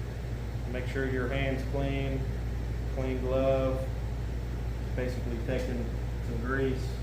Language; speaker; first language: English; native; English